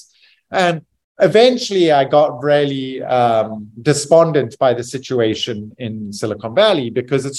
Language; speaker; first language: English; native; English